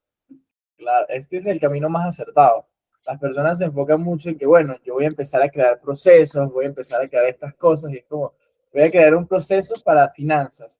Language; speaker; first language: Spanish; native; Spanish